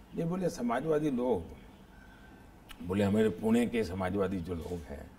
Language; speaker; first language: Hindi; non-native, local second language; Gujarati